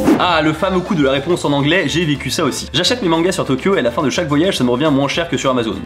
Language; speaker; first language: French; native; French